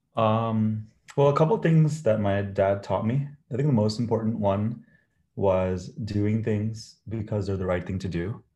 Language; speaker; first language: English; early bilingual, other home language; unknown